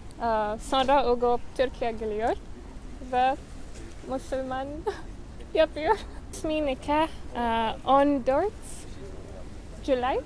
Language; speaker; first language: Turkish; non-native, learner; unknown